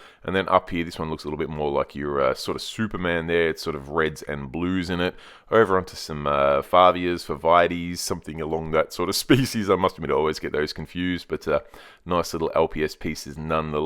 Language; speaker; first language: English; native; English